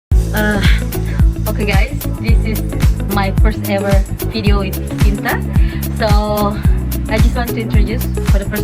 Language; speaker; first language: English; non-native, fluent; Indonesian